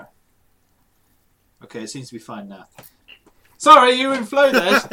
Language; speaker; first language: English; native; English